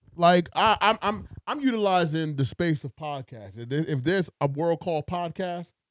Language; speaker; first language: English; native; English